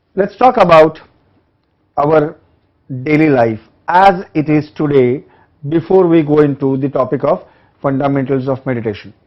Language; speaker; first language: English; non-native, local second language; Marathi